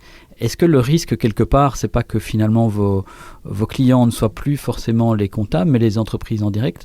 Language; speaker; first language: French; native; French